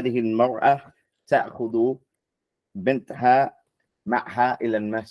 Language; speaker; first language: Arabic; non-native, learner; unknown